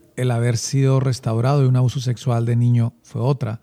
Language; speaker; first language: Spanish; native; Spanish